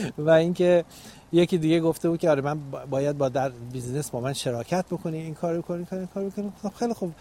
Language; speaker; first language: Persian; native; Persian